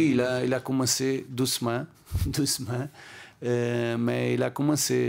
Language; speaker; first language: French; non-native, learner; Portuguese